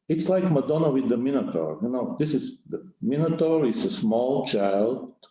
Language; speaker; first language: English; non-native, fluent; Bulgarian